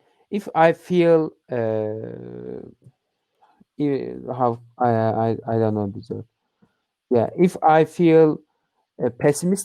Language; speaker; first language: English; non-native, learner; Turkish